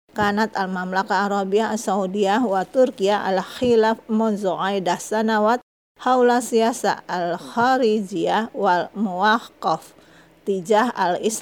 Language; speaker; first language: Arabic; non-native, fluent; Indonesian